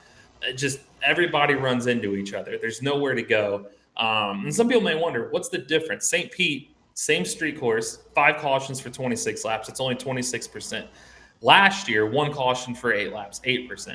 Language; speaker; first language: English; native; English